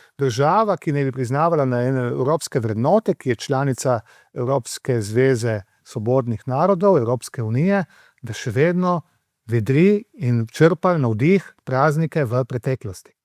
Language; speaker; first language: Slovenian; native; Slovenian